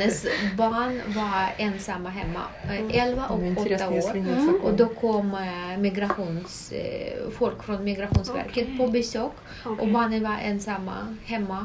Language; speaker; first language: Swedish; non-native, fluent; Russian